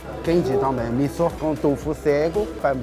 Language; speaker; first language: Portuguese; non-native, learner; Chinese